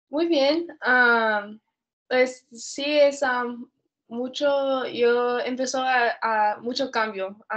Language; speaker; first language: Spanish; early bilingual, heritage; Spanish